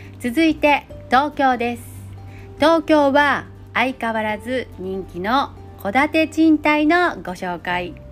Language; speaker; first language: Japanese; native; Japanese